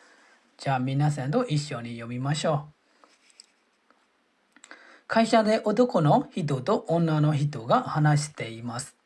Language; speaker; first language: Japanese; non-native, fluent; Burmese